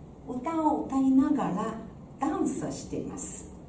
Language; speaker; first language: Japanese; non-native, fluent; Chinese